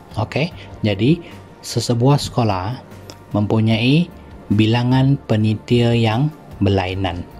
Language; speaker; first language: Malay; non-native, local second language; Chinese